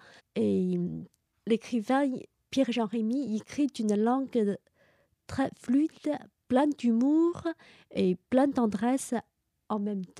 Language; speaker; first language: French; non-native, fluent; Chinese